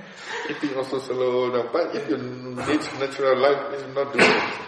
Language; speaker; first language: English; non-native, learner; Burmese